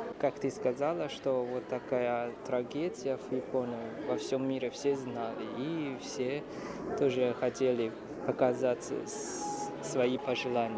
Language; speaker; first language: Russian; non-native, fluent; Chinese